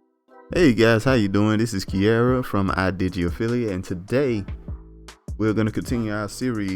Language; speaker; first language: English; native; English